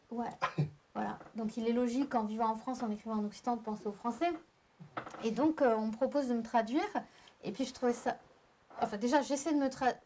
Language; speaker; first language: French; native; French